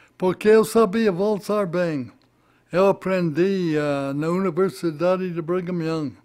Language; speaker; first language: Portuguese; non-native, fluent; English